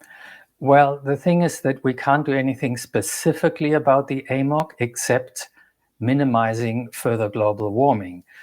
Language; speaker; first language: English; non-native, fluent; German